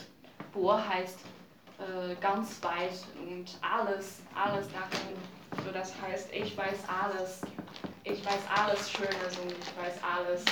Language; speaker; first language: German; non-native, learner; Chinese